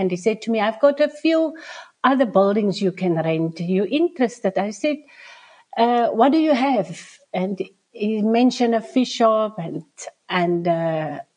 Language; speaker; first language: English; non-native, local second language; Afrikaans